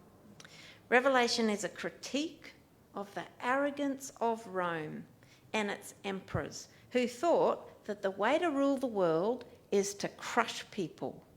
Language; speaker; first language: English; native; English